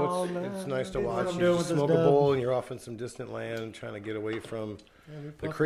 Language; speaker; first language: English; native; English